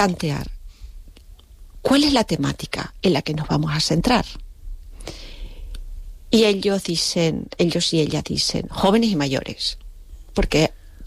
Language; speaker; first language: Spanish; native; Spanish